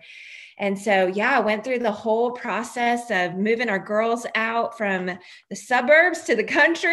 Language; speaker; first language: English; native; English